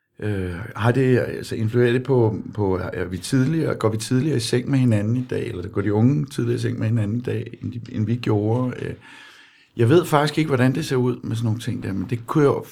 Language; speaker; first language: Danish; native; Danish